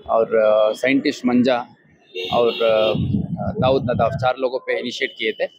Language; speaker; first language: Hindi; non-native, local second language; Kannada